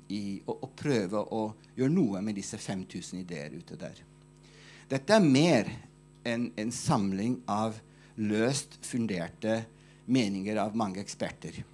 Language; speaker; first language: Norwegian; non-native, fluent; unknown